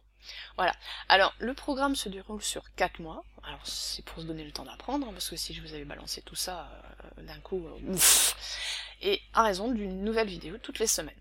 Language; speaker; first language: French; native; French